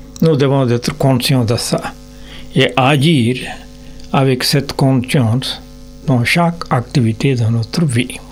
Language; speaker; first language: French; non-native, learner; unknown